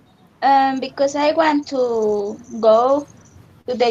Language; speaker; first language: English; non-native, learner; Spanish